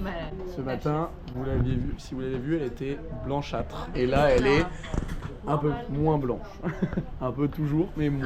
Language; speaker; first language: French; native; French